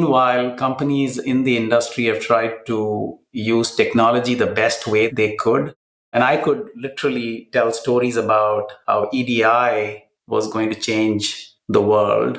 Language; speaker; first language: English; non-native, local second language; Malayalam